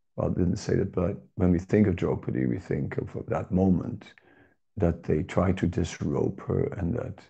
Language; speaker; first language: English; non-native, fluent; Dutch